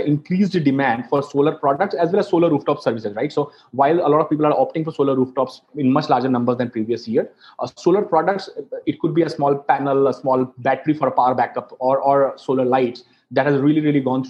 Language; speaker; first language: English; non-native, local second language; Hindi